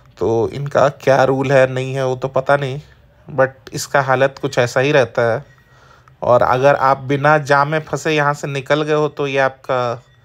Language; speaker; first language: Hindi; native; Hindi